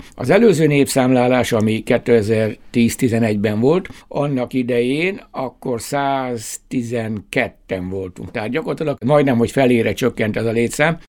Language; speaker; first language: Hungarian; native; Hungarian